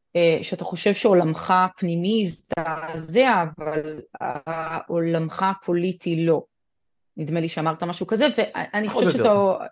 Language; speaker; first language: Hebrew; native; Hebrew